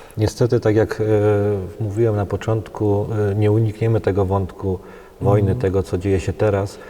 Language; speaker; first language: Polish; native; Polish